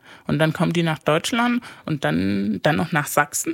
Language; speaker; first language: German; non-native, fluent; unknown